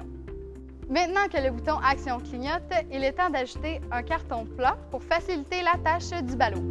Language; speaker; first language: French; native; French